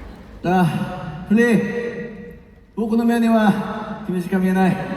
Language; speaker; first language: Japanese; non-native, learner; Korean